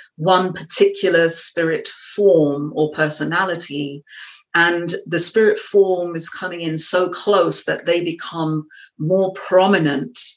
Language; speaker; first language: English; native; English